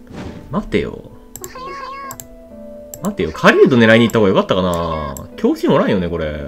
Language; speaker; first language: Japanese; native; Japanese